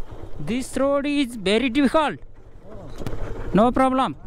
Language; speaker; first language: English; non-native, learner; Nepali